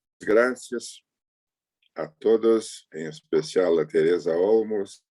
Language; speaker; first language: Spanish; non-native, fluent; Portuguese